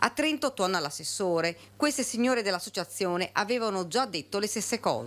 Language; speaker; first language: Italian; native; Italian